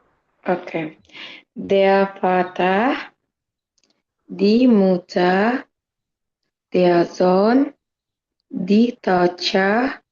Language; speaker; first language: German; non-native, learner; Indonesian